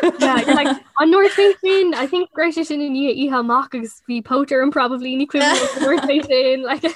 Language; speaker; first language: Irish; non-native, local second language; English